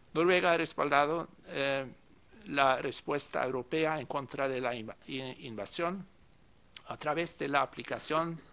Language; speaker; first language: Spanish; non-native, fluent; Norwegian